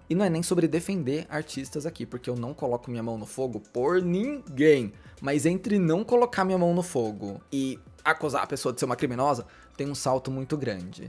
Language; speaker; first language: Portuguese; native; Portuguese